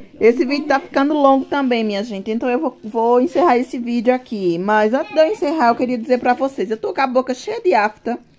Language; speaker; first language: Portuguese; native; Portuguese